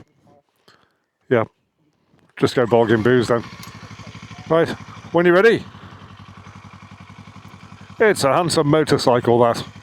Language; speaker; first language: English; native; English